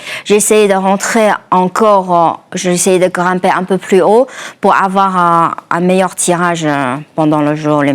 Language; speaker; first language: French; non-native, fluent; Chinese